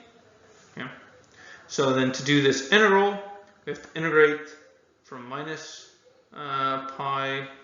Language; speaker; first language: English; native; English